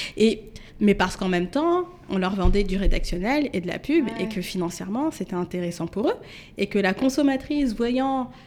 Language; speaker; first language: French; native; French